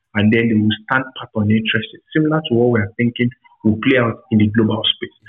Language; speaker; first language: English; non-native, local second language; Yoruba